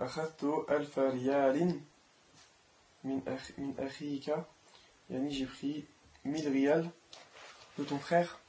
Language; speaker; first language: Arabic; non-native, learner; French